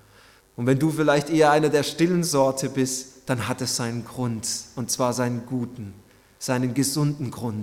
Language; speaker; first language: German; native; German